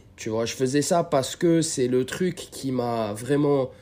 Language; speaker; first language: French; non-native, local second language; Arabic